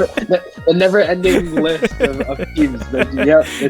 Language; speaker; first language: English; native; English